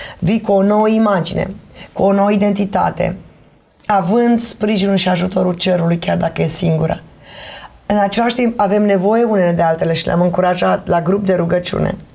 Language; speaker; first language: Romanian; native; Romanian